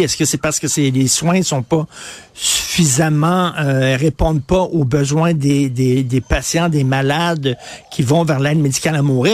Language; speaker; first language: French; native; French